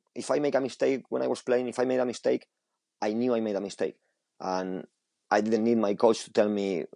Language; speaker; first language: English; non-native, fluent; Spanish